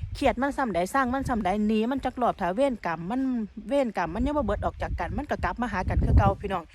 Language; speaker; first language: Thai; native; Thai